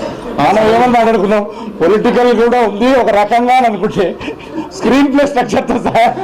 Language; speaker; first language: Telugu; native; Telugu